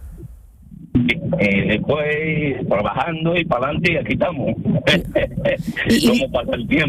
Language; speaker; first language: Spanish; early bilingual, other home language; Arabic